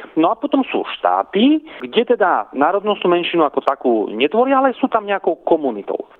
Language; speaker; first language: Slovak; non-native, local second language; Rusyn